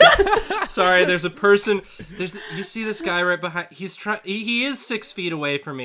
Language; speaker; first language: English; native; English